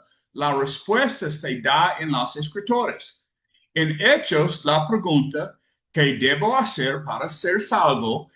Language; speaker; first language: Spanish; non-native, learner; English